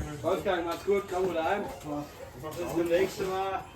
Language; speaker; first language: German; native; German